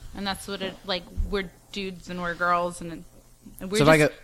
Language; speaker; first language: English; native; English